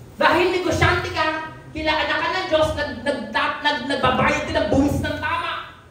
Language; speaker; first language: Filipino; native; Filipino